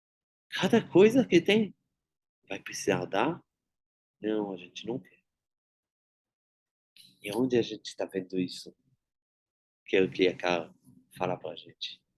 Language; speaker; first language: Portuguese; non-native, fluent; Hebrew